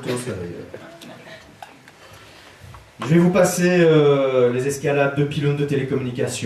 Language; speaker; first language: French; native; French